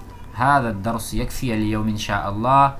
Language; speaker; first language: Arabic; non-native, fluent; Urdu